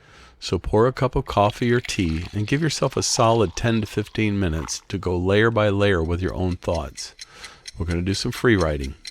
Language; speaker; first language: English; native; English